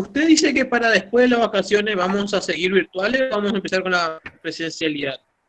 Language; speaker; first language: Spanish; native; Spanish